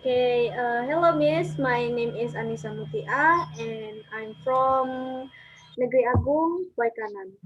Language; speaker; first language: English; non-native, learner; Indonesian